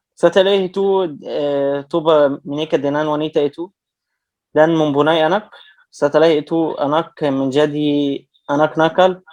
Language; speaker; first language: Indonesian; non-native, learner; Arabic